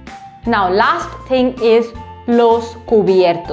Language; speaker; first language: Spanish; non-native, fluent; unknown